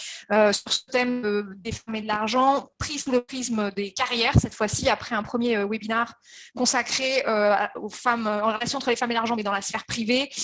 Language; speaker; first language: French; native; French